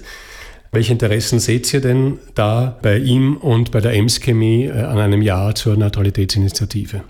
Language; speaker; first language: German; native; German